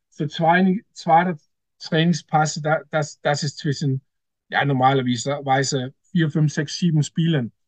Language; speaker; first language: German; non-native, learner; Danish